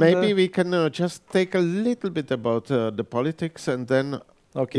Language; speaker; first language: English; non-native, fluent; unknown